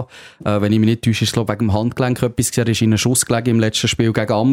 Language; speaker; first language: German; native; German